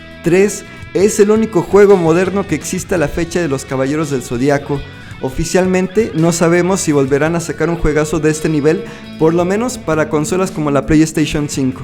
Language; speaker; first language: Spanish; native; Spanish